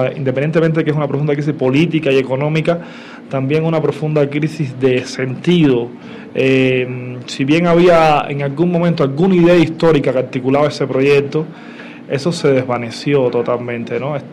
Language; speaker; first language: Spanish; native; Spanish